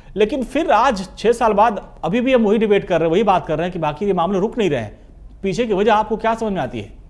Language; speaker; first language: Hindi; native; Hindi